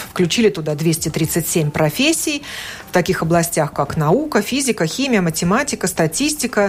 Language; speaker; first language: Russian; native; Russian